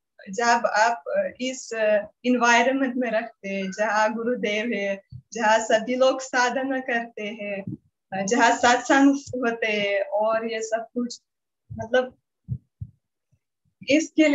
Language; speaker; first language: Hindi; non-native, learner; Russian